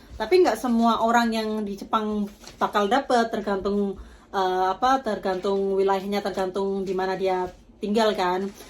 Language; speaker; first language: Indonesian; native; Indonesian